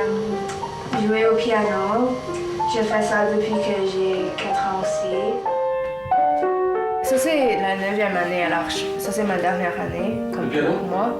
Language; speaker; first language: French; non-native, local second language; English